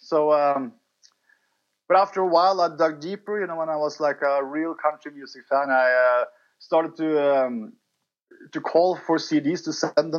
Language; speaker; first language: English; non-native, fluent; Norwegian